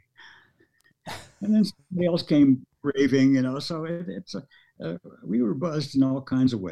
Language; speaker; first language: English; early bilingual, other home language; Norwegian